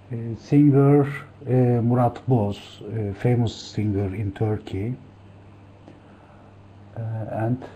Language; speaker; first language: English; non-native, learner; Turkish